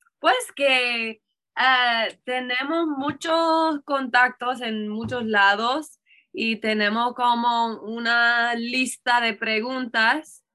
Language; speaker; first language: Spanish; non-native, learner; English